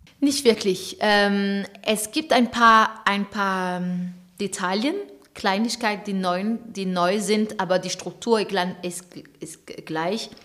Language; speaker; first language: German; non-native, fluent; French